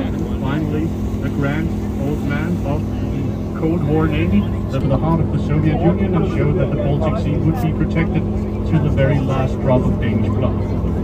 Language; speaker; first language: English; non-native, fluent; Danish